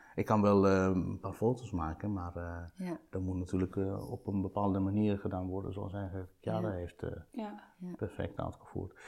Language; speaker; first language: Dutch; non-native, fluent; Italian